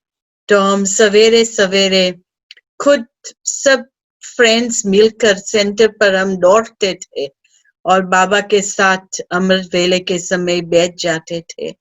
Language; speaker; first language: Hindi; early bilingual, heritage; Hindi